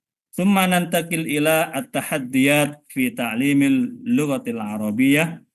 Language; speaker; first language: Arabic; non-native, fluent; Indonesian